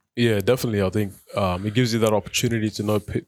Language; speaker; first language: English; early bilingual, other home language; Arabic